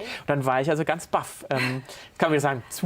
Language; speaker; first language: German; native; German